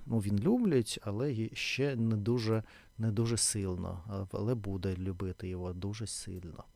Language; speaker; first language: Ukrainian; non-native, local second language; Russian